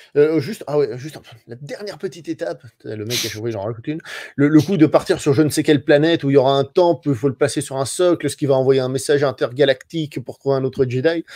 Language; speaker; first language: French; native; French